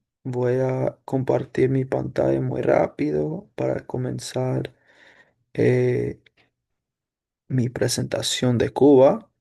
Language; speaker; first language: Spanish; non-native, fluent; English